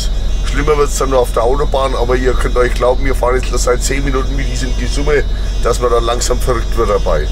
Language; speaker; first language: German; native; German